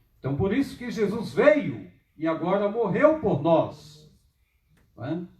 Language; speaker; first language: Portuguese; native; Portuguese